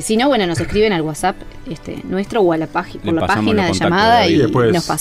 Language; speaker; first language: Spanish; native; Spanish